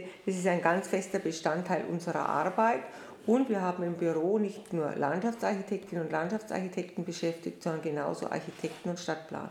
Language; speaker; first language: German; native; German